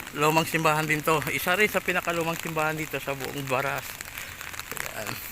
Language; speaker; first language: Filipino; non-native, local second language; Hiligaynon